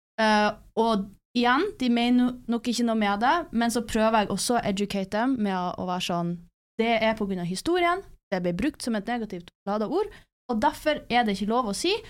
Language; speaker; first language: Norwegian; native; Norwegian